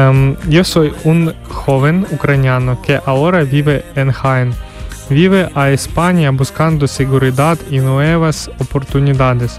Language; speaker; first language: Spanish; non-native, learner; Ukrainian